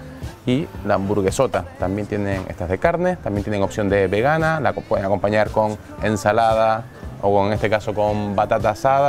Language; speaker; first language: Spanish; native; Spanish